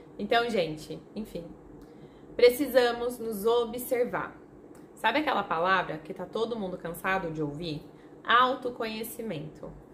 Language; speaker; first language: Portuguese; non-native, fluent; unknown